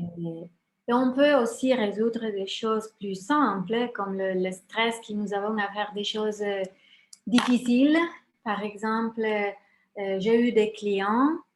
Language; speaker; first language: French; non-native, fluent; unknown